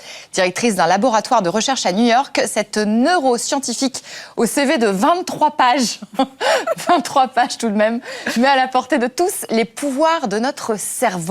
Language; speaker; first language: French; native; French